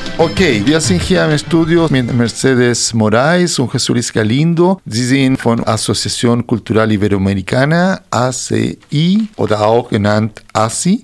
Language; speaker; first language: German; non-native, fluent; Spanish